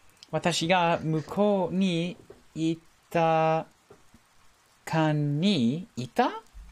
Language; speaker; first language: Japanese; non-native, learner; English